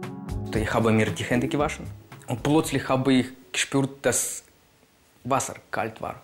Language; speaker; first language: German; non-native, fluent; Ukrainian